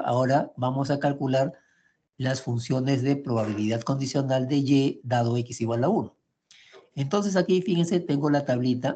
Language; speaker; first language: Spanish; native; Spanish